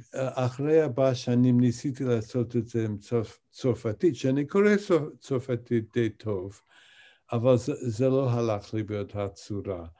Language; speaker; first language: Hebrew; non-native, fluent; English